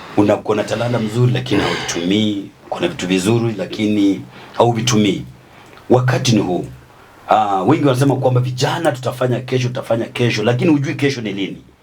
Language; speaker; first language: Swahili; native; Swahili